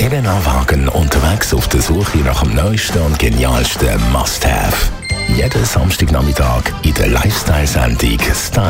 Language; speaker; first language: German; native; German